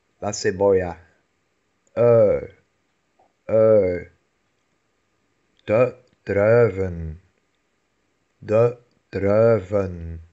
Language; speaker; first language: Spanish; non-native, fluent; Dutch